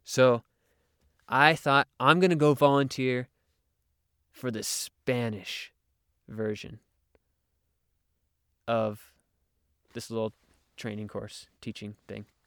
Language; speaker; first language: English; native; English